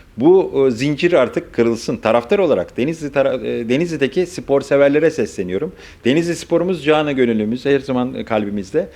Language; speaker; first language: Turkish; native; Turkish